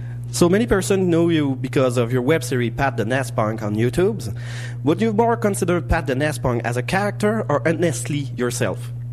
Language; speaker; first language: English; non-native, fluent; French